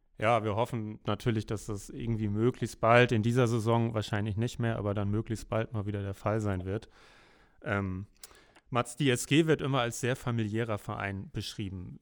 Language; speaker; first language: German; native; German